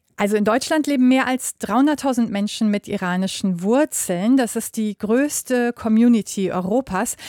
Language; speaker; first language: German; native; German